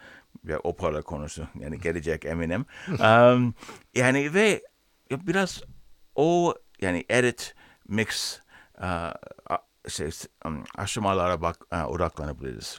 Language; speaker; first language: Turkish; non-native, learner; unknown